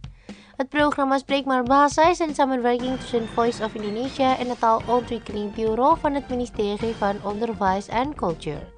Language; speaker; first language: Dutch; non-native, learner; Indonesian